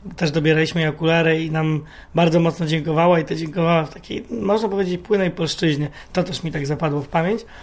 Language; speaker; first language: Polish; native; Polish